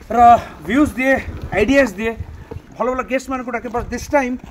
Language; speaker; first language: Hindi; non-native, local second language; Odia